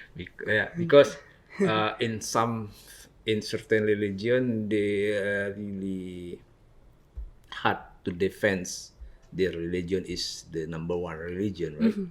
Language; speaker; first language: English; non-native, learner; Indonesian